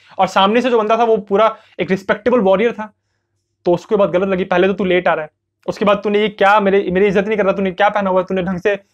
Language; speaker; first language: Hindi; native; Hindi